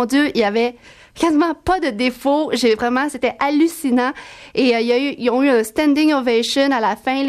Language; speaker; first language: French; native; French